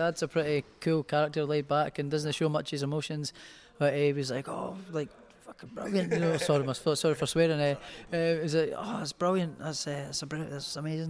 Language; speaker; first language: English; native; English